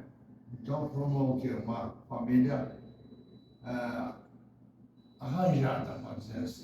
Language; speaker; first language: Portuguese; early bilingual, other home language; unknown